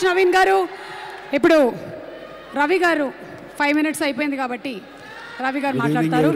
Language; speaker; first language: Telugu; native; Telugu